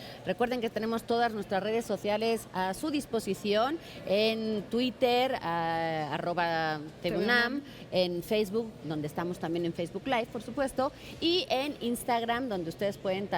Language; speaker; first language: Spanish; native; Spanish